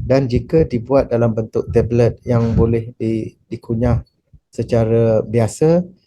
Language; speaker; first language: Malay; native; Malay